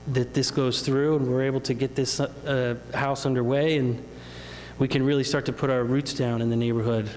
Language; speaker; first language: English; native; English